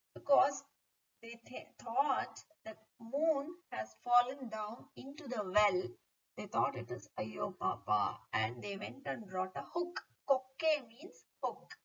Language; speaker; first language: English; non-native, local second language; Kannada